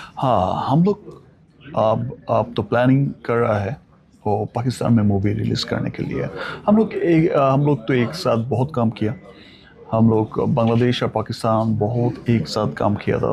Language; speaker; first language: Hindi; non-native, learner; Bangla